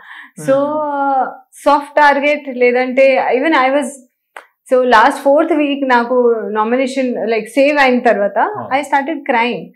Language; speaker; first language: Telugu; non-native, learner; Hindi